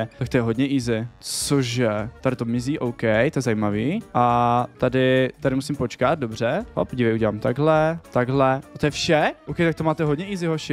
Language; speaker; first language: Czech; native; Czech